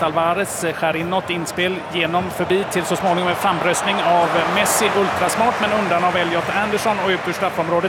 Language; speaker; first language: Swedish; native; Swedish